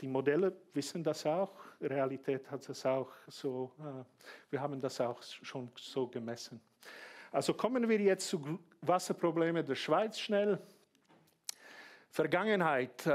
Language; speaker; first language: German; non-native, fluent; Slovak